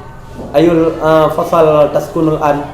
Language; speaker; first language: Arabic; non-native, fluent; Indonesian